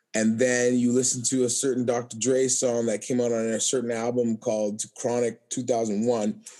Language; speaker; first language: English; native; English